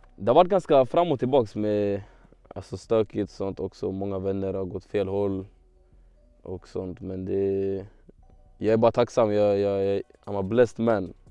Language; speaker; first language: Swedish; early bilingual, heritage; Swedish